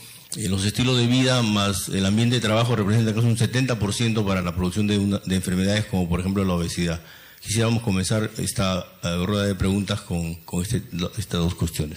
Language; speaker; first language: Spanish; native; Spanish